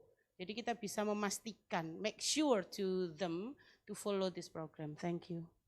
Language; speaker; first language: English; non-native, learner; Indonesian